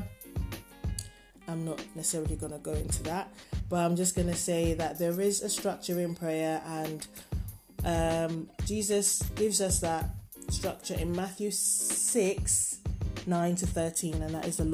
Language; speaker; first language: English; non-native, local second language; Yoruba